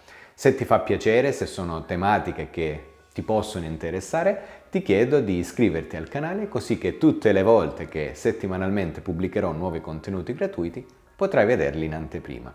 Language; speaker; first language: Italian; native; Italian